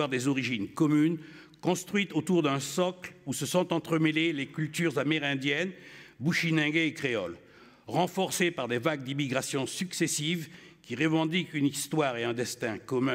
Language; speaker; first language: French; native; French